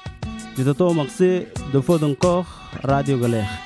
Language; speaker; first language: French; non-native, learner; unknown